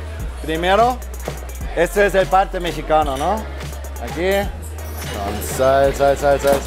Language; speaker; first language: Spanish; non-native, fluent; German